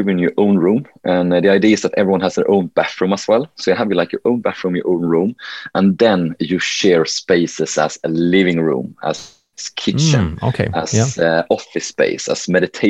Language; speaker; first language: English; non-native, fluent; Swedish